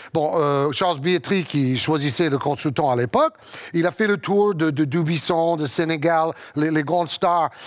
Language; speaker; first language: French; non-native, fluent; English